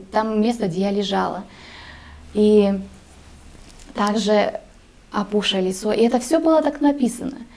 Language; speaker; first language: Russian; early bilingual, heritage; Russian